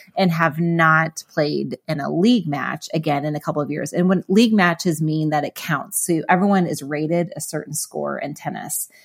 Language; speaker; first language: English; native; English